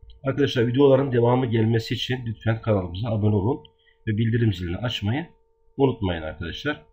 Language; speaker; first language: Turkish; native; Turkish